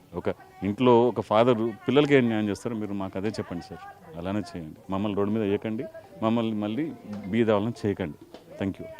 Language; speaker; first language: Telugu; native; Telugu